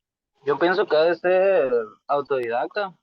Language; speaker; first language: Spanish; native; Spanish